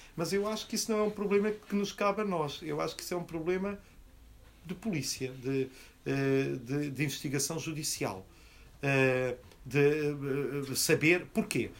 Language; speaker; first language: Portuguese; native; Portuguese